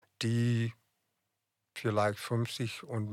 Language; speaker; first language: German; non-native, fluent; English